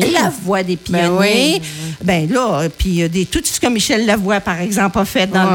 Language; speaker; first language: French; native; French